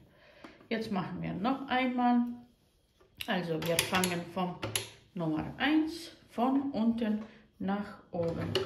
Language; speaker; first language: German; non-native, learner; Croatian